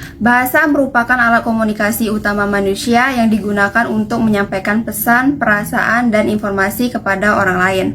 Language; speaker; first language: Indonesian; non-native, local second language; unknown